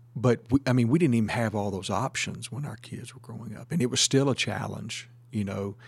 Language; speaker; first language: English; native; English